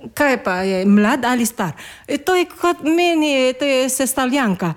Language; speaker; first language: Slovenian; non-native, learner; Filipino